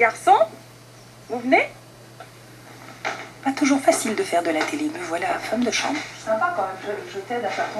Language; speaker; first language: French; native; French